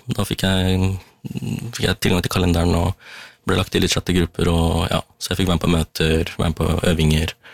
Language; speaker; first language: Norwegian; early bilingual, other home language; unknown